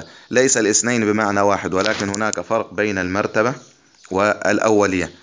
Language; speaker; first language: Arabic; native; Arabic